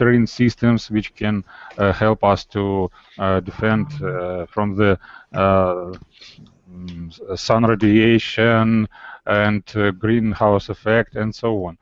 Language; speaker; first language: English; non-native, learner; Russian